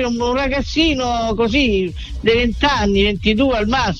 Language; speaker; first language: Italian; native; Italian